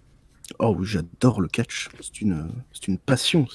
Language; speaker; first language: French; native; French